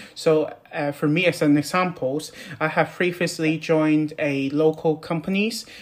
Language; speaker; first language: English; non-native, local second language; Cantonese